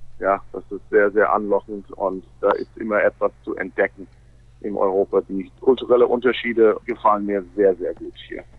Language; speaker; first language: German; non-native, fluent; English